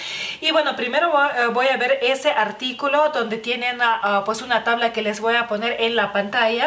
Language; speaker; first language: Spanish; non-native, fluent; Lithuanian